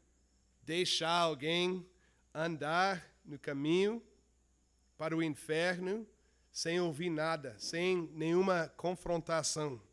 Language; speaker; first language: Portuguese; non-native, fluent; English